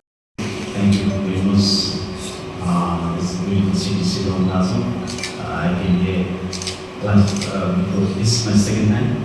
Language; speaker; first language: English; non-native, fluent; Nepali